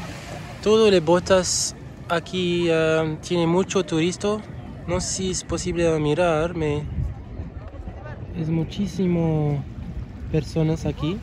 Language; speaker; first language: Spanish; non-native, learner; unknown